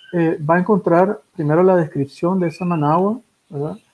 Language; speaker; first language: Spanish; native; Spanish